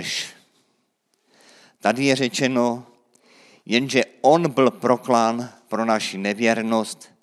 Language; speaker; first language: Czech; native; Czech